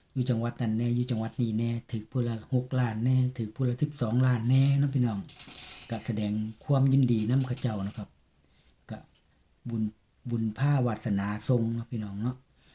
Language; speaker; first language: Thai; native; Thai